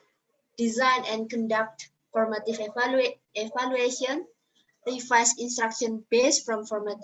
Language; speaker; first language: English; non-native, learner; Indonesian